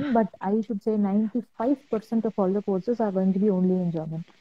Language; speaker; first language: English; non-native, local second language; Tamil